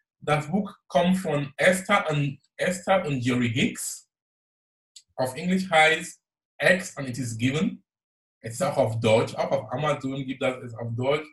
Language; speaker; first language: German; non-native, fluent; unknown